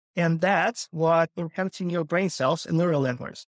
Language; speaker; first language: English; non-native, fluent; Ukrainian